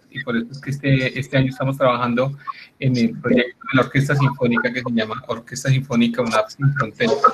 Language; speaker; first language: Spanish; native; Spanish